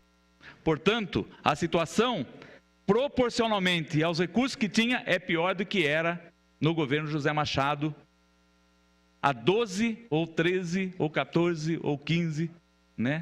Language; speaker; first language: Portuguese; native; Portuguese